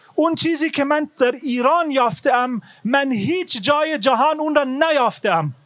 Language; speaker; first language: Persian; non-native, fluent; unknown